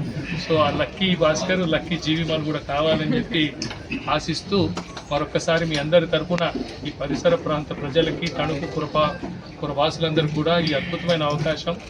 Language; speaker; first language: Telugu; native; Telugu